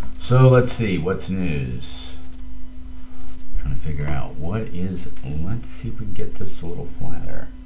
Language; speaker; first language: English; native; English